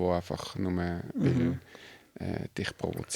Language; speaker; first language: German; native; German